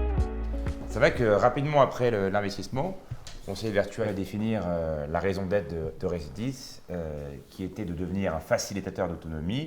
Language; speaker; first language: French; native; French